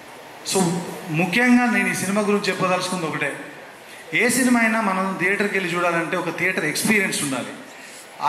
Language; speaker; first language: Telugu; native; Telugu